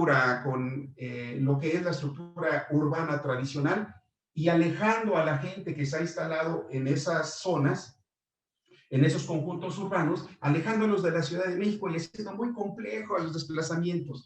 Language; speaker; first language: Spanish; native; Spanish